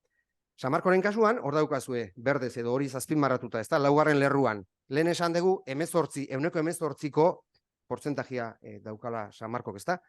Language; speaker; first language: Basque; native; Basque